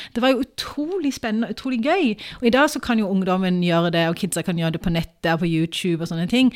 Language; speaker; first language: Norwegian; early bilingual, other home language; Urdu